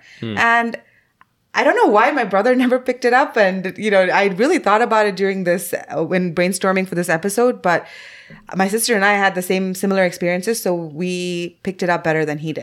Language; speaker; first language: English; non-native, local second language; Tamil